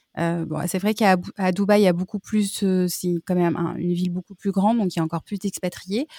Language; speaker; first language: French; native; French